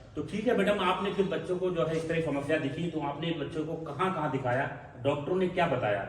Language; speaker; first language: Hindi; native; Hindi